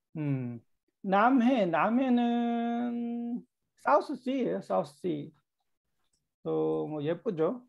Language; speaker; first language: Korean; native; Korean